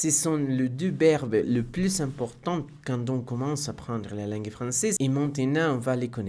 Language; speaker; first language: French; non-native, fluent; Spanish